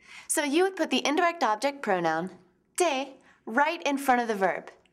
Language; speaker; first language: English; native; English